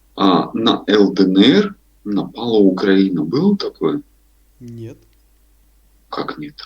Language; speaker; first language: Russian; native; Russian